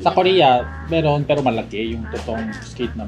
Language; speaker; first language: Filipino; non-native, fluent; Korean